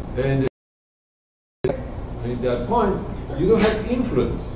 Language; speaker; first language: English; non-native, fluent; Spanish